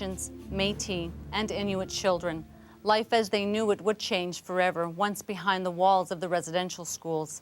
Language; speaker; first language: English; native; English